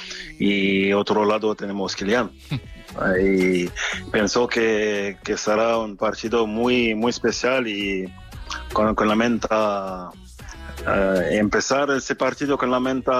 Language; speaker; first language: Spanish; non-native, fluent; French